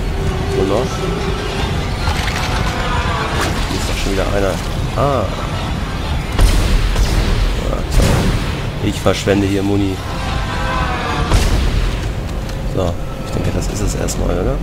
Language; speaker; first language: German; native; German